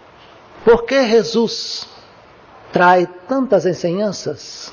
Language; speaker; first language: Spanish; non-native, learner; Portuguese